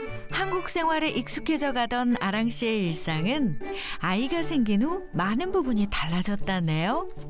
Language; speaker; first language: Korean; native; Korean